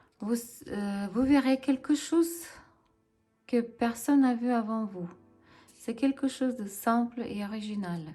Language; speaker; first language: French; non-native, fluent; Ukrainian